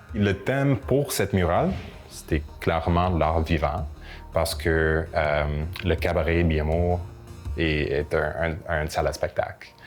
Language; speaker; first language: French; non-native, local second language; English